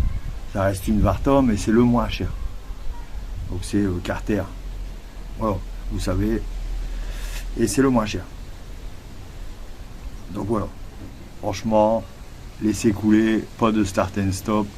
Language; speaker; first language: French; native; French